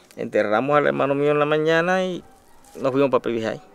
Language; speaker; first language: Spanish; native; Spanish